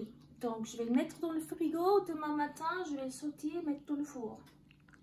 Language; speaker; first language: French; non-native, learner; English